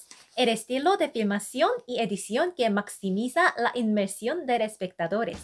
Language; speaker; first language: Spanish; non-native, fluent; Korean